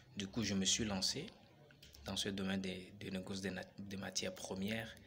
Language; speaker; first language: French; non-native, local second language; Ewe